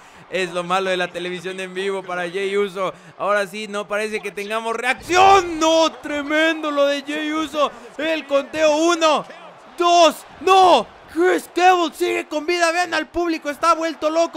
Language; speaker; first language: Spanish; native; Spanish